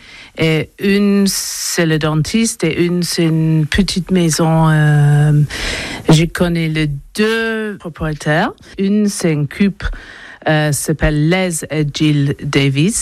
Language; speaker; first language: French; non-native, learner; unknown